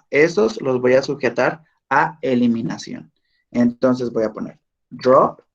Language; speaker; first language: Spanish; native; Spanish